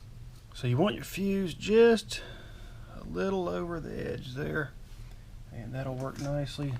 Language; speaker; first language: English; native; English